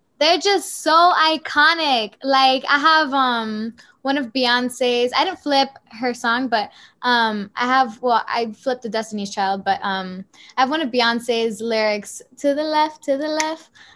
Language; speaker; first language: English; early bilingual, other home language; Spanish